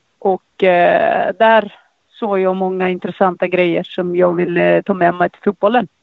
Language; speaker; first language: Swedish; non-native, fluent; Icelandic